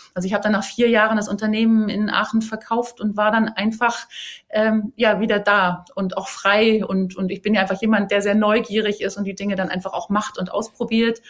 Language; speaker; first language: German; native; German